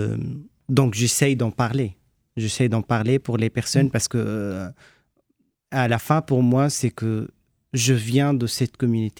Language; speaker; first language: French; non-native, fluent; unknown